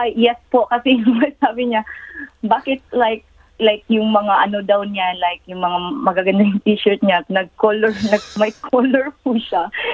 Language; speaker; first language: Filipino; non-native, local second language; Cebuano